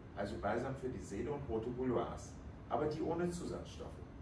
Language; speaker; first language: German; native; German